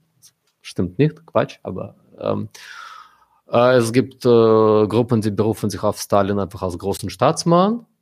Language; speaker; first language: German; non-native, fluent; Russian